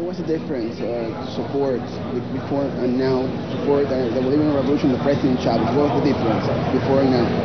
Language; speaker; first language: English; non-native, fluent; Spanish